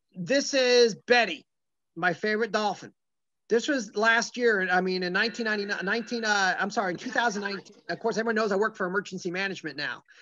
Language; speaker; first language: English; native; English